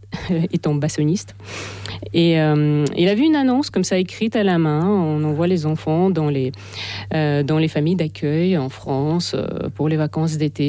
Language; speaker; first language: French; non-native, fluent; Russian